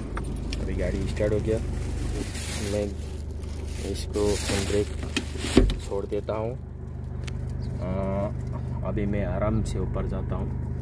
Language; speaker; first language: Hindi; non-native, learner; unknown